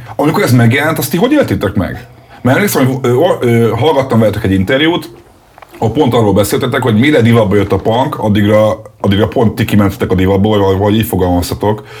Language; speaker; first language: Hungarian; native; Hungarian